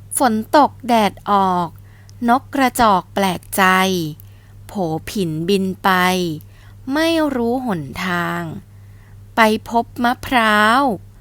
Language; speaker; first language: Thai; native; Thai